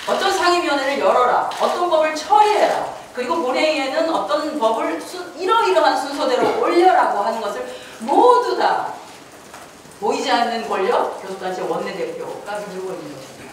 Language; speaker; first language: Korean; native; Korean